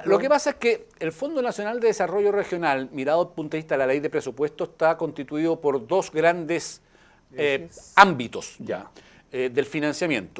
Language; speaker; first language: Spanish; native; Spanish